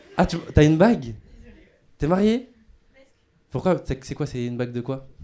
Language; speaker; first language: French; native; French